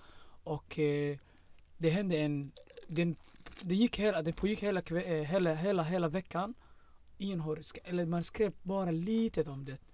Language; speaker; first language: Swedish; non-native, fluent; Somali